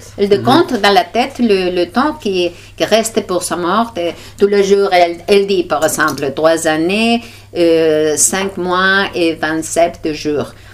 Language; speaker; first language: French; non-native, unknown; Spanish